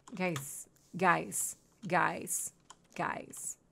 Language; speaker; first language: English; non-native, fluent; Spanish